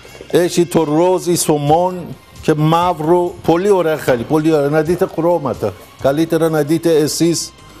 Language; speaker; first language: Greek; non-native, learner; Persian